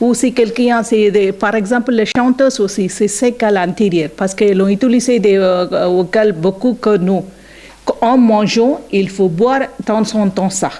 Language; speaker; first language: French; non-native, learner; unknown